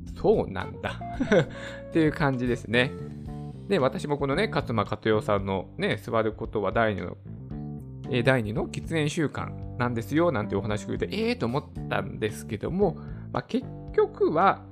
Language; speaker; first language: Japanese; native; Japanese